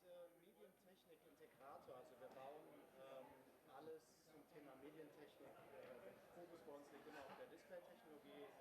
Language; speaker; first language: German; native; German